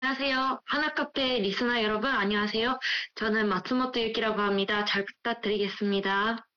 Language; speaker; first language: Korean; non-native, fluent; Japanese